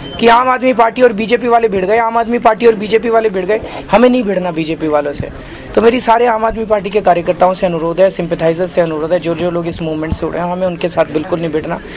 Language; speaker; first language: Hindi; native; Hindi